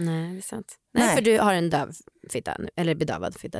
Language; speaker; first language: Swedish; native; Swedish